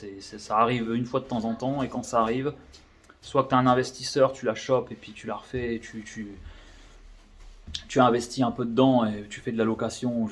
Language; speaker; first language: French; native; French